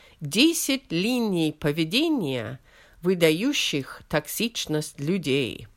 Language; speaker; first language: Russian; non-native, fluent; English